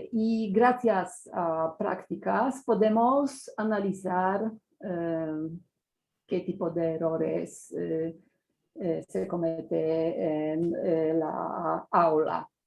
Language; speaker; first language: Spanish; non-native, fluent; Polish